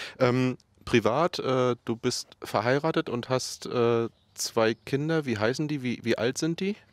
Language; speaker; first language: German; native; German